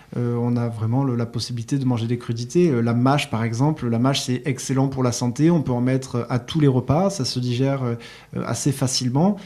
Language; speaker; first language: French; native; French